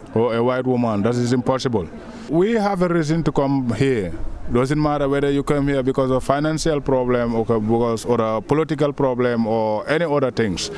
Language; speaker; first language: English; non-native, local second language; Wolof